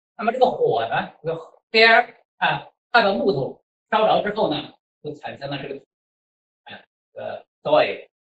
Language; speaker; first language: Chinese; native; Chinese